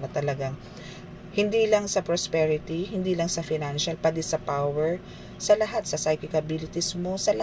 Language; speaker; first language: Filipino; native; Filipino